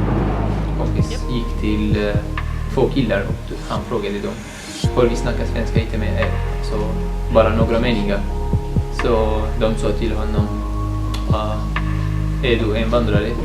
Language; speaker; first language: Swedish; non-native, fluent; Arabic